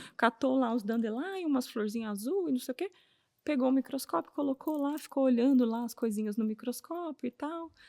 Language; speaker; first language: Portuguese; native; Portuguese